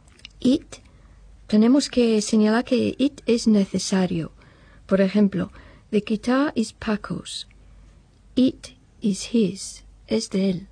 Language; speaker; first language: Spanish; non-native, fluent; English